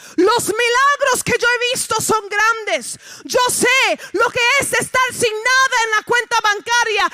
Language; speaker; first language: Spanish; early bilingual, heritage; Spanish